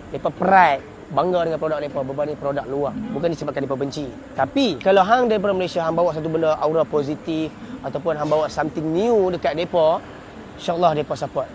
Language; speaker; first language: Malay; native; Malay